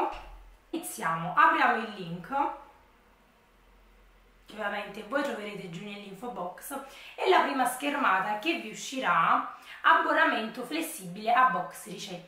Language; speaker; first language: Italian; native; Italian